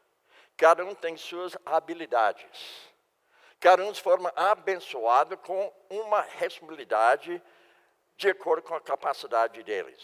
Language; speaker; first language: Portuguese; non-native, fluent; English